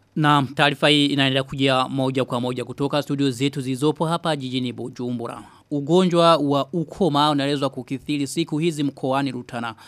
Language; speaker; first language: Swahili; non-native, local second language; Rundi